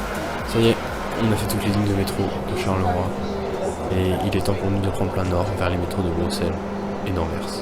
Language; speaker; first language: French; native; French